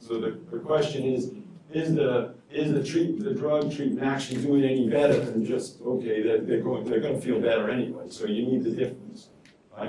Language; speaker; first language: English; native; English